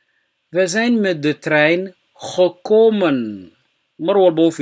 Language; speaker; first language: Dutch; non-native, fluent; Somali